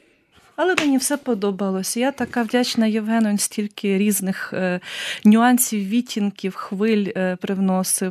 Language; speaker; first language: Ukrainian; native; Ukrainian